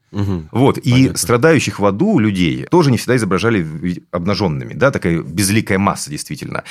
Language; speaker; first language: Russian; native; Russian